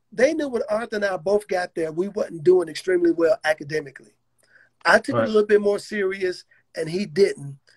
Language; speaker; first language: English; native; English